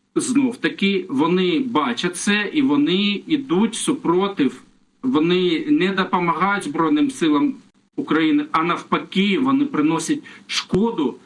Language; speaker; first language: Ukrainian; non-native, local second language; Russian